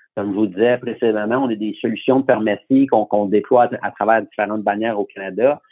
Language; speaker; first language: French; native; French